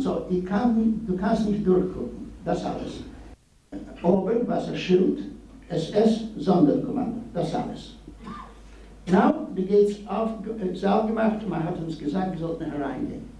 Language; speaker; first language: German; non-native, learner; Polish